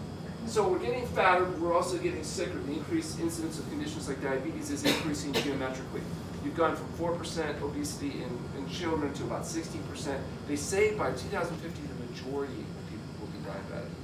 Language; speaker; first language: English; native; English